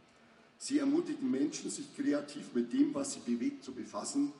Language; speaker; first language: German; native; German